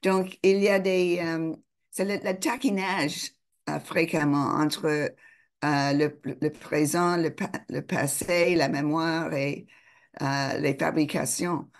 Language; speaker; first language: French; non-native, fluent; English